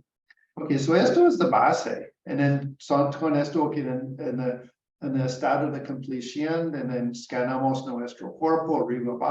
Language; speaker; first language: Spanish; non-native, learner; English